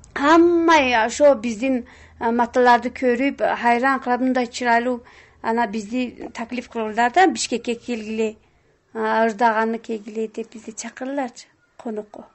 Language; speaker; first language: Kyrgyz; non-native, local second language; Tajik